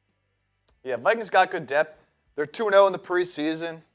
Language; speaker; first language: English; native; English